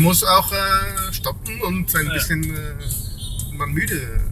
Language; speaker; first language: German; non-native, learner; Greek